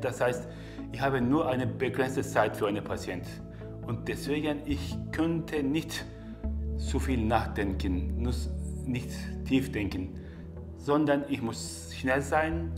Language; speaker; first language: German; non-native, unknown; Turkish